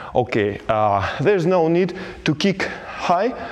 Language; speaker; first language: English; non-native, fluent; Belarusian